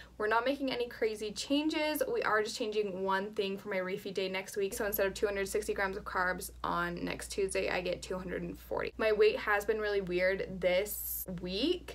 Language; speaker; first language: English; native; English